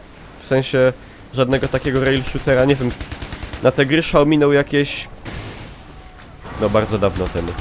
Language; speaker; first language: Polish; native; Polish